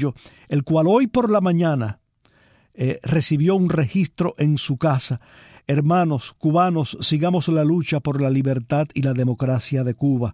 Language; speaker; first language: Spanish; native; Spanish